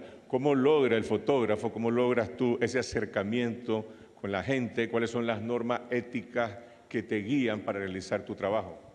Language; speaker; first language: Spanish; native; Spanish